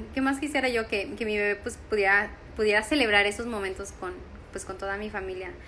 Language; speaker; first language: Spanish; early bilingual, other home language; English